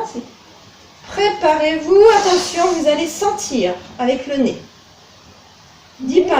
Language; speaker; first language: French; native; French